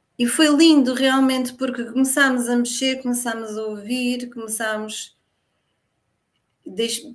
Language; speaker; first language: Portuguese; native; Portuguese